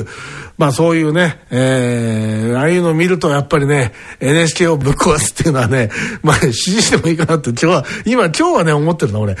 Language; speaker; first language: Japanese; native; Japanese